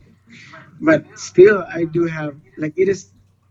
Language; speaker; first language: English; non-native, fluent; Spanish